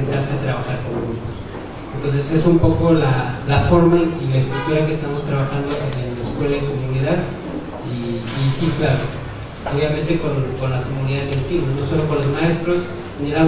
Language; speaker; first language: Spanish; non-native, local second language; Tzotzil